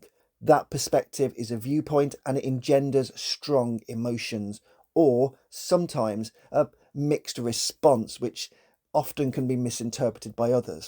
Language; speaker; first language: English; native; English